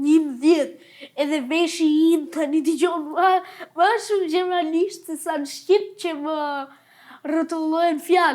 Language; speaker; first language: Albanian; early bilingual, heritage; Albanian